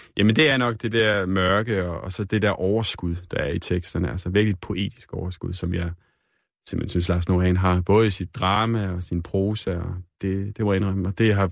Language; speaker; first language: Danish; native; Danish